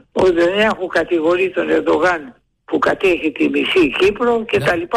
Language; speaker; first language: Greek; native; Greek